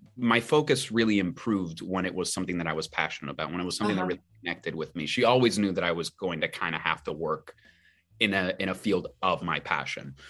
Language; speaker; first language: English; early bilingual, other home language; Spanish